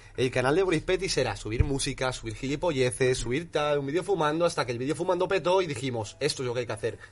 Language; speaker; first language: Spanish; native; Spanish